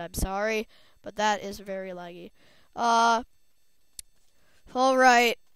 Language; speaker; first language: English; native; English